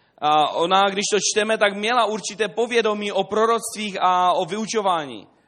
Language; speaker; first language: Czech; native; Czech